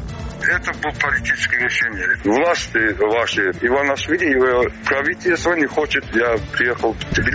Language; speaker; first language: Russian; non-native, learner; Azerbaijani